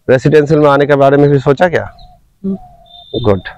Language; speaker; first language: Hindi; non-native, local second language; Bangla